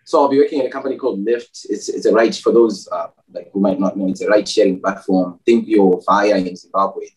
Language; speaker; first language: English; non-native, local second language; North Ndebele